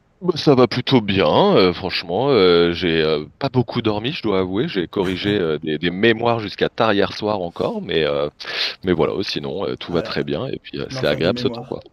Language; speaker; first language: French; native; French